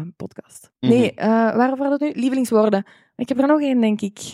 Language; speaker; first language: Dutch; native; Dutch